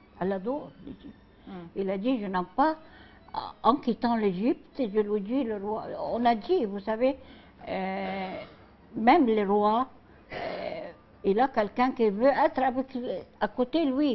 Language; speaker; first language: French; non-native, learner; Arabic